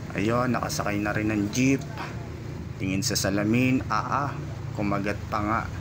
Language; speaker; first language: Filipino; non-native, local second language; Bikol